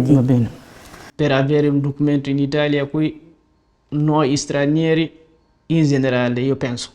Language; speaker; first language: Italian; non-native, learner; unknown